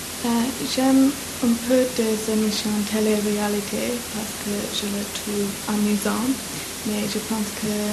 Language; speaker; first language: French; non-native, learner; English